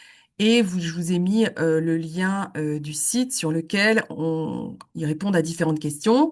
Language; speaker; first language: French; native; French